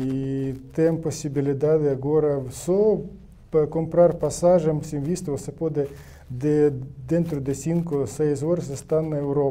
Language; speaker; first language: Portuguese; non-native, learner; Ukrainian